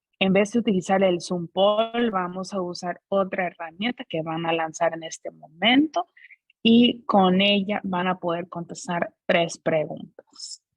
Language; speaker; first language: Spanish; non-native, fluent; English